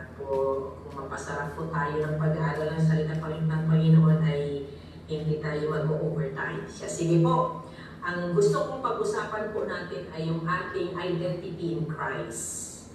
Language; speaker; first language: Filipino; non-native, local second language; Iloko